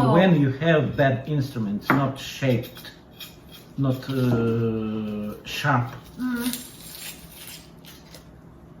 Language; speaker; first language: English; non-native, learner; Russian